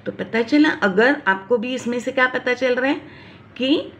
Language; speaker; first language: Hindi; non-native, local second language; Marathi